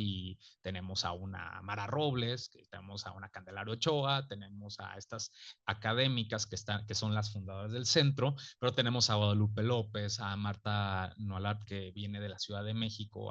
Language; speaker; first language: Spanish; native; Spanish